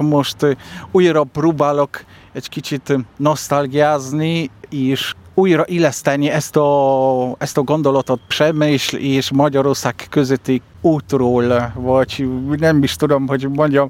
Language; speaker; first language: Hungarian; non-native, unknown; Polish